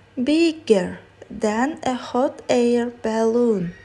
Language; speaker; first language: English; non-native, fluent; Kazakh